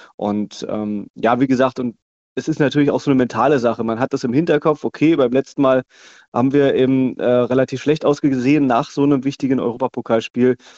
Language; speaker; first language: German; native; German